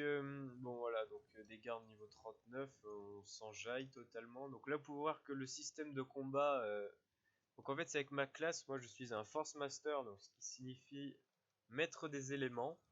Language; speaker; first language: French; native; French